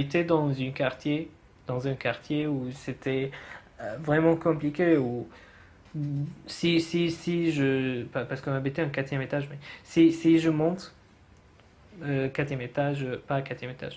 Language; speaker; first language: French; non-native, fluent; Arabic